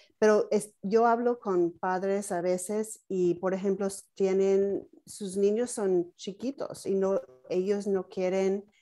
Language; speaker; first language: Spanish; non-native, fluent; English